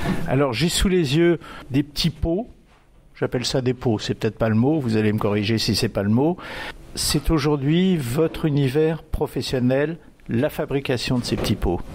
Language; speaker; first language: French; native; French